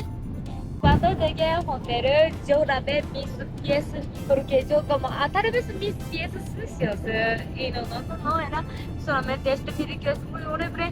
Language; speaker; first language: Spanish; non-native, learner; Japanese